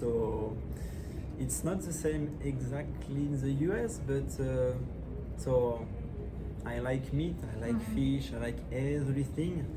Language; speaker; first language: English; non-native, learner; French